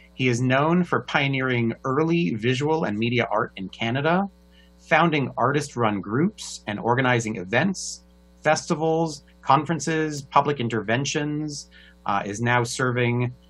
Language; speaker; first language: English; native; English